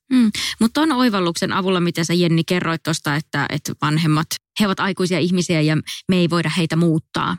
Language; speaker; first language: Finnish; native; Finnish